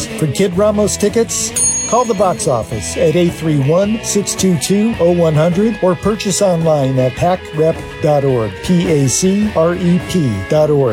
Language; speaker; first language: English; native; English